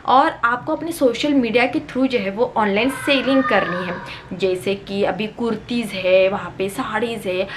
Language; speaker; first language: Hindi; native; Hindi